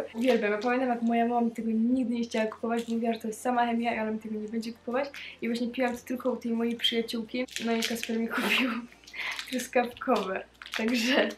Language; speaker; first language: Polish; native; Polish